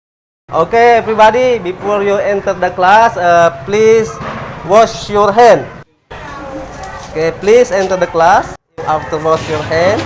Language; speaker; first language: English; non-native, learner; Indonesian